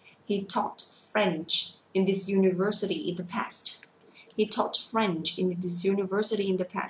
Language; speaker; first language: English; non-native, fluent; Vietnamese